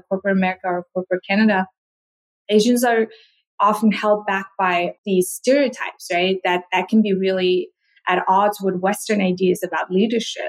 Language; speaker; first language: English; non-native, fluent; Korean